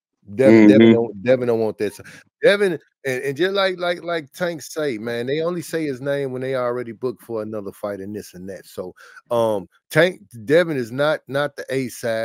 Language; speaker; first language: English; native; English